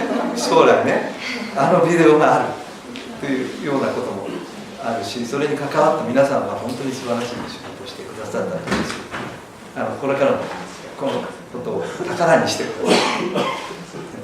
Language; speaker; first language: Japanese; native; Japanese